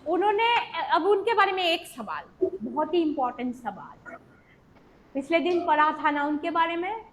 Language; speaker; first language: Hindi; non-native, local second language; Bangla